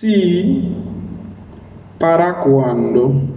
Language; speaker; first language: Spanish; non-native, learner; Haitian Creole